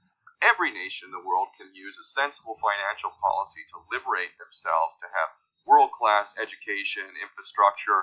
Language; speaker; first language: English; native; English